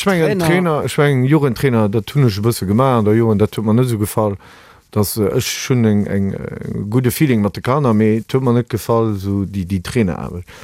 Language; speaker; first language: Luxembourgish; native; Luxembourgish